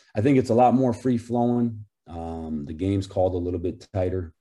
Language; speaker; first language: English; native; English